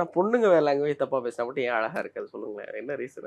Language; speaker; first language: Tamil; native; Tamil